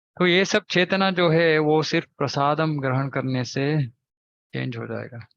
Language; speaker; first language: Hindi; non-native, local second language; Kannada